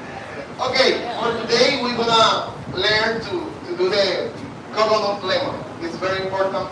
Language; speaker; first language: English; non-native, learner; Spanish